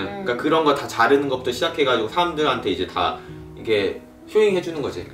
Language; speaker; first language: Korean; native; Korean